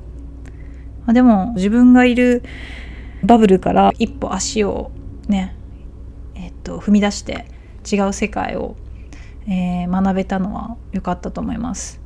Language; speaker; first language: Japanese; native; Japanese